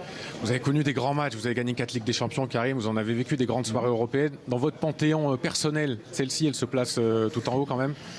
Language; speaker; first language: French; native; French